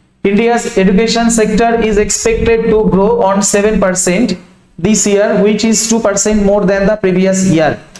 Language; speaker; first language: English; non-native, local second language; Bangla